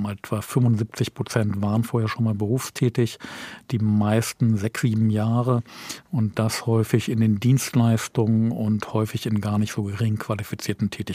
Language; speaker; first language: German; native; German